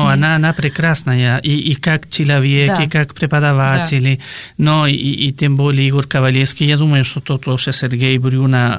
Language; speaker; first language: Russian; non-native, fluent; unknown